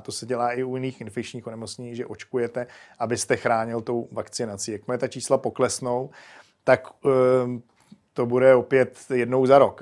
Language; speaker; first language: Czech; native; Czech